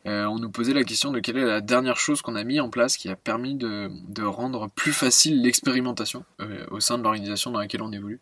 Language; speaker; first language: French; native; French